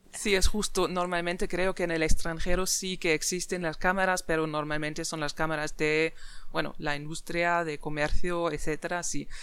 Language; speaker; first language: Spanish; non-native, fluent; German